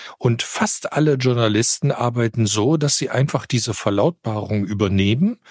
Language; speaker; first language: German; native; German